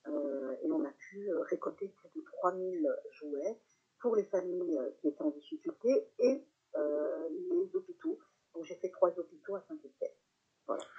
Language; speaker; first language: French; native; French